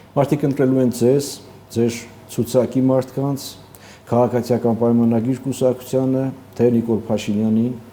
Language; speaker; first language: Armenian; native; Armenian